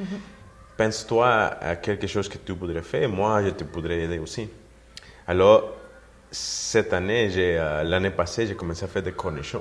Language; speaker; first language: French; non-native, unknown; Spanish